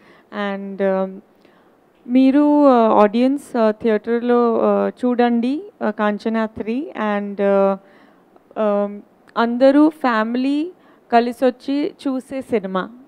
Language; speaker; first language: Telugu; non-native, learner; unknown